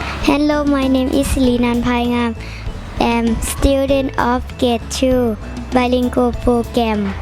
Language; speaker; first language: English; non-native, learner; Thai